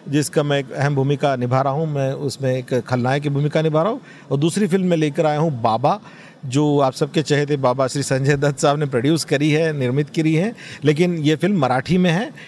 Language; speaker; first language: Hindi; non-native, local second language; Marathi